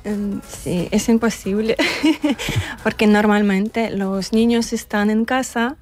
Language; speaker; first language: Spanish; non-native, learner; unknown